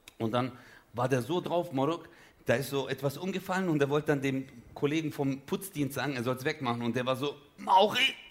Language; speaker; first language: German; early bilingual, other home language; Turkish